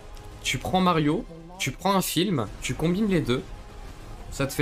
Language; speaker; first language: French; native; French